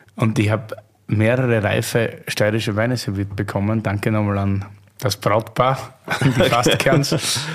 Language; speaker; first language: German; native; German